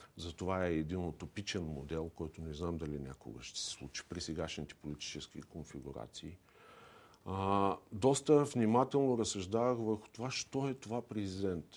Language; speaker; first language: Bulgarian; native; Bulgarian